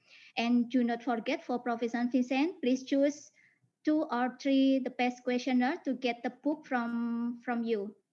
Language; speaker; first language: English; non-native, fluent; Indonesian